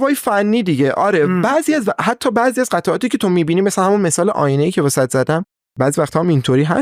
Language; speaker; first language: Persian; native; Persian